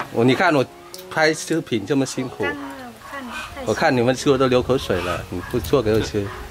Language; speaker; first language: Chinese; non-native, learner; Vietnamese